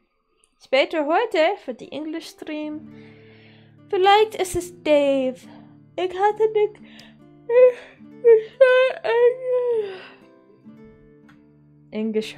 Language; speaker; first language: German; non-native, learner; Dutch